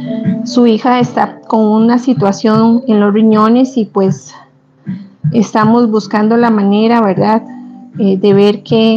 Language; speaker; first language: Spanish; native; Spanish